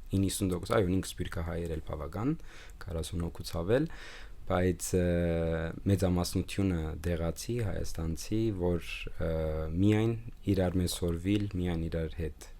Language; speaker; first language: Armenian; early bilingual, heritage; Armenian